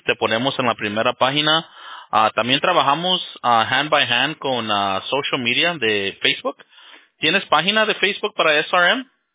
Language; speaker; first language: Spanish; early bilingual, heritage; Spanish